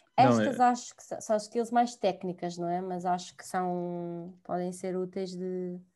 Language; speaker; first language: Portuguese; non-native, fluent; Italian